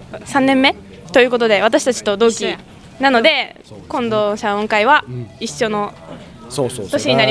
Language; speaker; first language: Japanese; native; Japanese